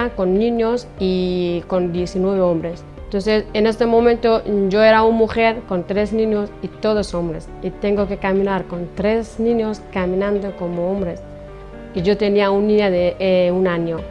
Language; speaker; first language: Spanish; non-native, learner; Persian